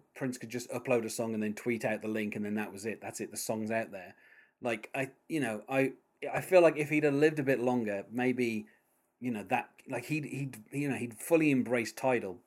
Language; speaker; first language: English; native; English